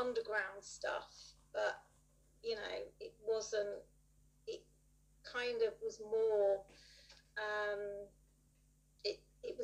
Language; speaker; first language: English; native; English